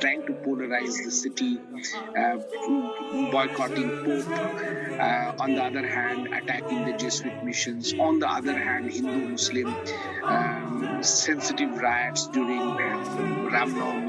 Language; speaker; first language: English; non-native, local second language; Bangla